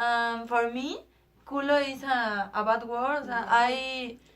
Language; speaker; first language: English; non-native, learner; Spanish